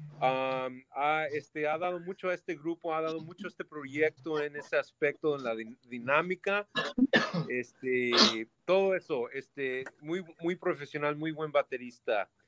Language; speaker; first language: Spanish; early bilingual, heritage; Spanish